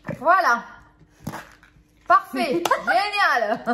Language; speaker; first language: French; native; French